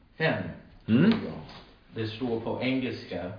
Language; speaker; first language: Swedish; non-native, learner; English